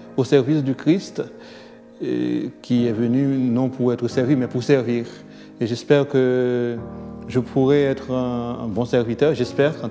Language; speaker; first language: French; non-native, local second language; Haitian Creole